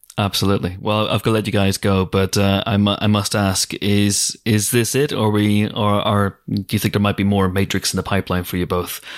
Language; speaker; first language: English; native; English